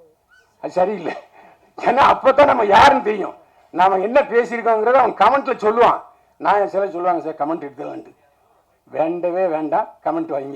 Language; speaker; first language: Tamil; native; Tamil